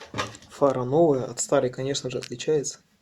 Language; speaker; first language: Russian; native; Russian